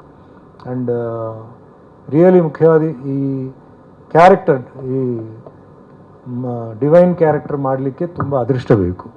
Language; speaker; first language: Kannada; non-native, fluent; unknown